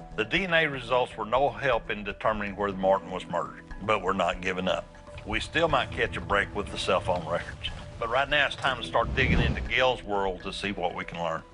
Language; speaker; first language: English; native; English